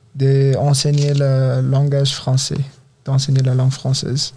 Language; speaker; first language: French; non-native, fluent; English